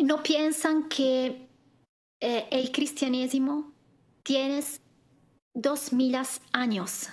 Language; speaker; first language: Spanish; non-native, fluent; Italian